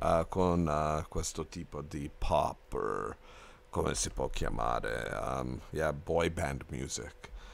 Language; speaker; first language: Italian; non-native, learner; English